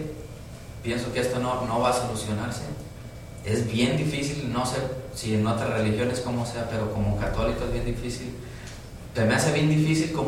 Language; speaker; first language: Spanish; native; Spanish